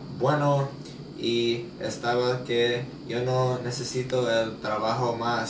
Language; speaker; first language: Spanish; non-native, learner; English